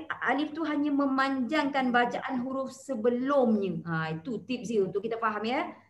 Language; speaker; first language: Malay; native; Malay